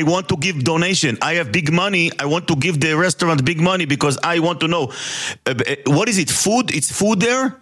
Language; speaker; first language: English; non-native, learner; Hebrew